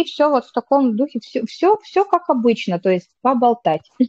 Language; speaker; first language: Russian; native; Russian